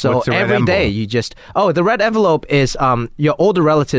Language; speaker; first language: English; non-native, local second language; Cantonese